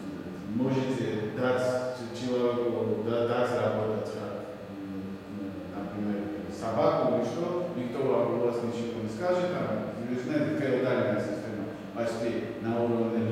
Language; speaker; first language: Russian; non-native, fluent; Georgian